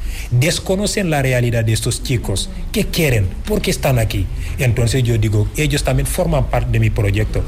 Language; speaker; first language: Spanish; non-native, fluent; Wolof